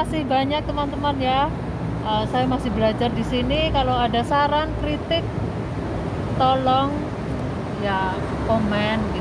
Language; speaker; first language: Indonesian; non-native, local second language; Javanese